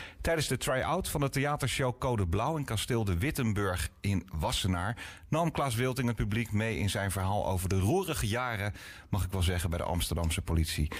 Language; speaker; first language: Dutch; native; Dutch